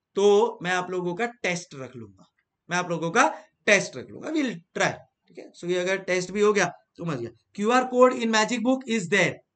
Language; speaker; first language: Hindi; native; Hindi